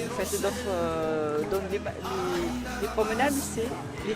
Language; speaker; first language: French; native; French